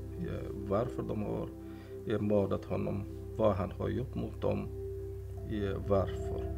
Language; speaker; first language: Swedish; non-native, fluent; Somali